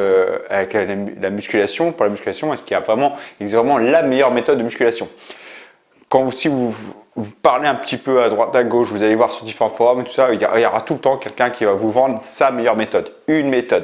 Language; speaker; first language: French; native; French